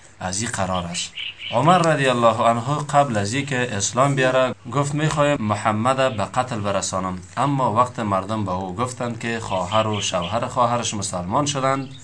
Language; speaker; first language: Persian; native; Persian